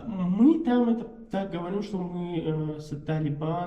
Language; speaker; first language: Russian; non-native, learner; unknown